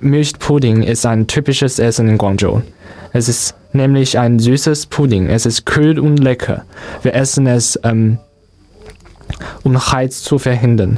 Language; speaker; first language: German; non-native, learner; Chinese